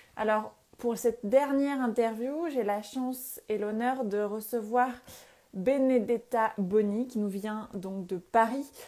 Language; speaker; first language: French; native; French